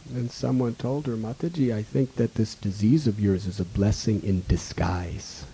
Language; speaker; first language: English; native; English